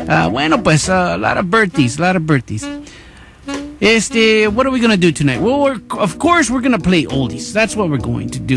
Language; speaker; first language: English; early bilingual, other home language; Spanish